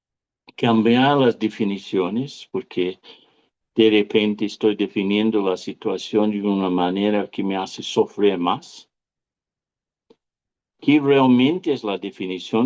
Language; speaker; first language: Spanish; non-native, fluent; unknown